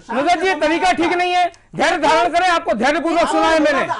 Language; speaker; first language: Hindi; native; Hindi